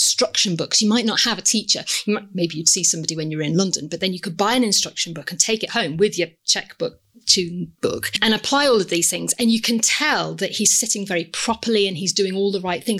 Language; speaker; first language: English; native; English